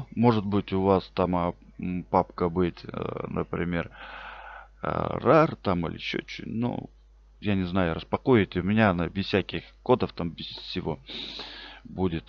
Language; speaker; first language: Russian; native; Russian